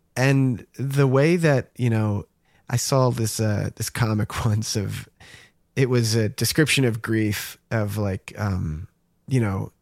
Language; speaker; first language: English; native; English